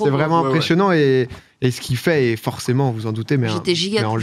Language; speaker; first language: French; native; French